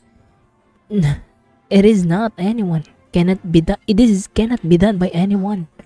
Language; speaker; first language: English; non-native, local second language; Filipino